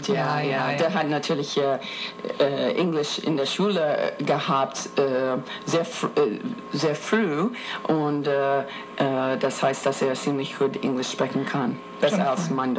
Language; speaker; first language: German; non-native, fluent; English